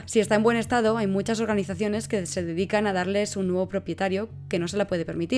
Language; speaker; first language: Spanish; native; Spanish